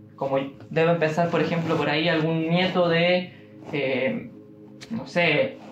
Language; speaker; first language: Spanish; native; Spanish